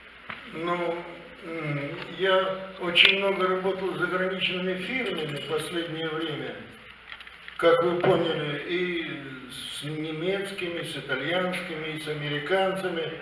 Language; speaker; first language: Russian; native; Russian